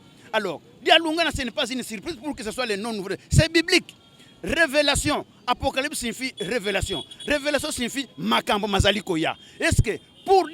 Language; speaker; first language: French; non-native, local second language; Lingala